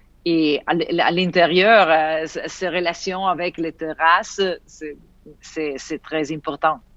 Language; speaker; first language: French; non-native, fluent; Italian